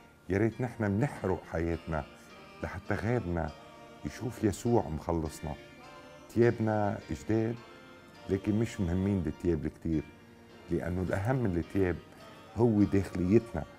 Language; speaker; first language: Arabic; native; Arabic